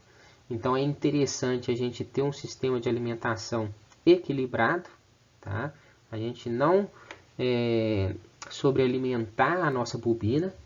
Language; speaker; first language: Portuguese; native; Portuguese